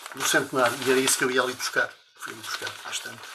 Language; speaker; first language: Portuguese; native; Portuguese